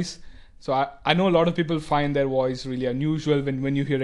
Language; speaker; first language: English; non-native, local second language; Tamil